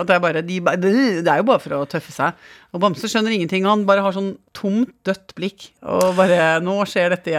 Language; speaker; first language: Norwegian; native; Norwegian